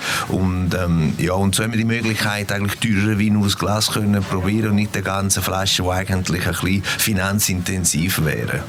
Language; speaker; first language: German; non-native, fluent; Italian